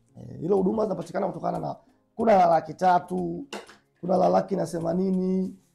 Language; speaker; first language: Swahili; native; Swahili